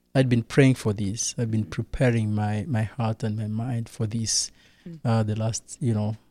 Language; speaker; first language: English; non-native, local second language; Kinyarwanda